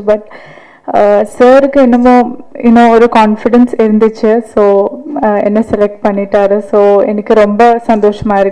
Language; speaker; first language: Tamil; non-native, learner; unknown